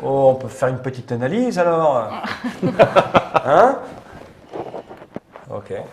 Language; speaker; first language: French; native; French